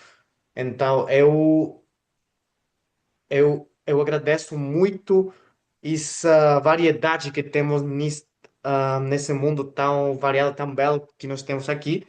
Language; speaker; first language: Portuguese; non-native, fluent; Spanish